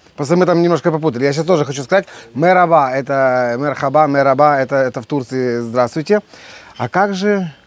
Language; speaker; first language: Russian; native; Russian